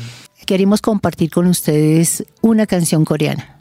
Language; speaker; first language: Spanish; native; Spanish